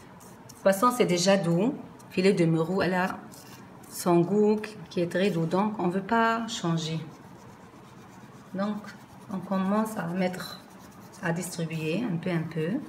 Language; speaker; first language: French; non-native, fluent; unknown